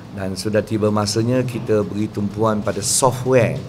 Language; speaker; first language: Malay; non-native, local second language; Chinese